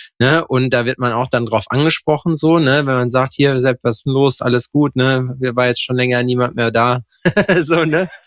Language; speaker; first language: German; native; German